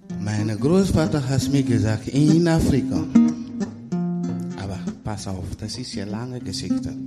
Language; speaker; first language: German; non-native, learner; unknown